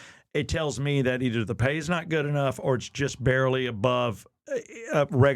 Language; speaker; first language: English; native; English